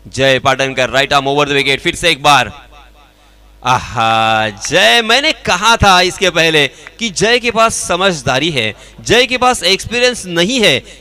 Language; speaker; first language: Hindi; non-native, local second language; Marathi